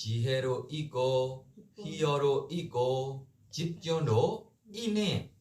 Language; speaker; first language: Korean; non-native, learner; Burmese